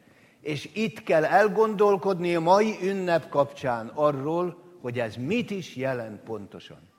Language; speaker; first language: Hungarian; native; Hungarian